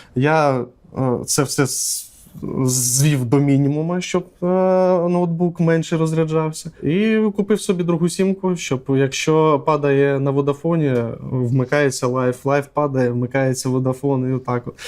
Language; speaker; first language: Ukrainian; non-native, local second language; Russian